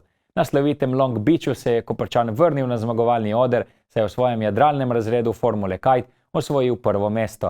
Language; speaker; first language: Slovenian; native; Slovenian